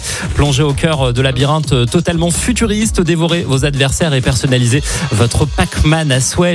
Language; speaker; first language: French; native; French